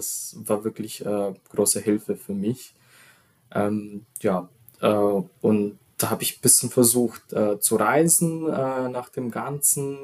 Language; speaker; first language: German; non-native, fluent; Serbian